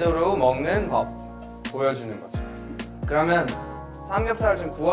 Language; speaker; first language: Korean; non-native, fluent; English